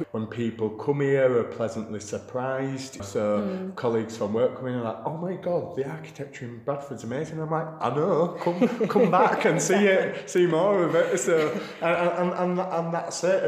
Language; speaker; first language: English; native; English